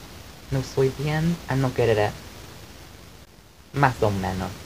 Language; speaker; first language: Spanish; non-native, learner; English